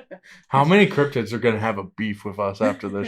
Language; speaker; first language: English; native; English